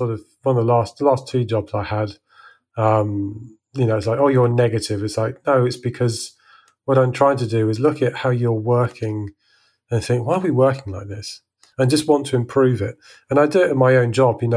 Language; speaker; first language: English; native; English